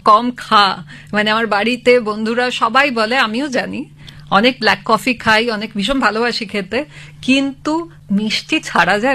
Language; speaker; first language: Bangla; native; Bangla